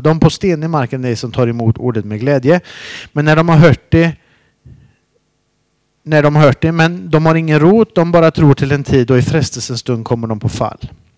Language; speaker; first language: Swedish; native; Swedish